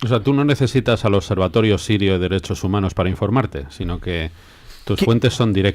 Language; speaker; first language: Spanish; native; Spanish